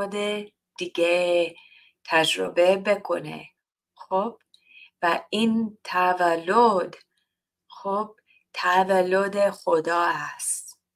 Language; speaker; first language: Persian; non-native, learner; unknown